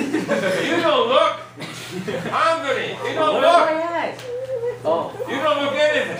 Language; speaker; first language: English; non-native, learner; Japanese